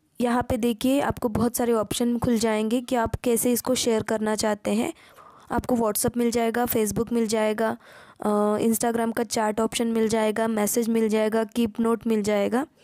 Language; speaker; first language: Hindi; non-native, local second language; Marathi